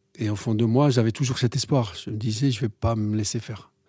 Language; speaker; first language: French; non-native, local second language; Arabic